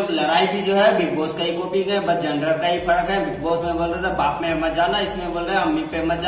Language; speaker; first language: Hindi; native; Hindi